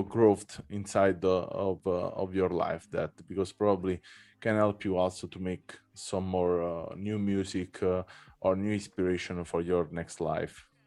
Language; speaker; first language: English; non-native, fluent; Italian